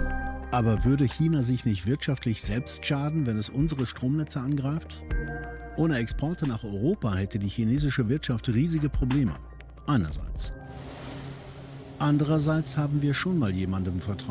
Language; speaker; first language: German; native; German